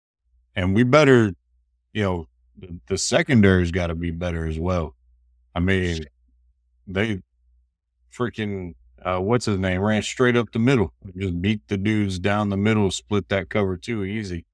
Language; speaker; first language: English; native; English